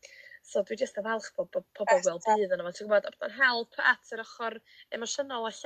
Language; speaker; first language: Welsh; native; Welsh